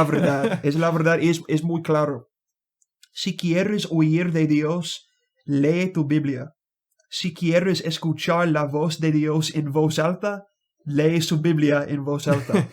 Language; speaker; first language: Spanish; non-native, learner; English